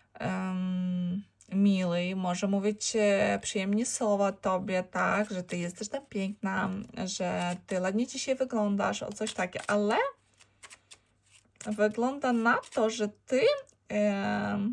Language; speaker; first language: Polish; non-native, learner; Ukrainian